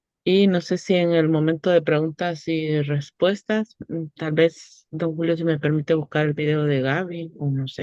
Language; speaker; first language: Spanish; native; Spanish